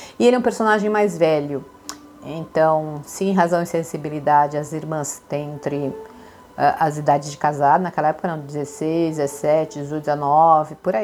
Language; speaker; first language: Portuguese; native; Portuguese